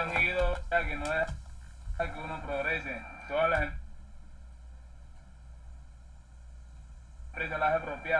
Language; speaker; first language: Spanish; native; Spanish